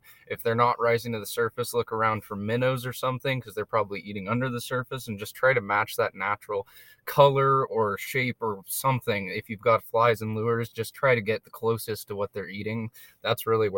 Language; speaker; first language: English; native; English